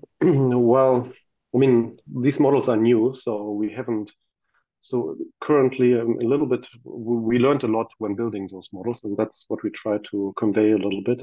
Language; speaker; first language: English; non-native, fluent; German